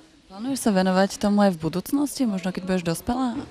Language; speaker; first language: Slovak; native; Slovak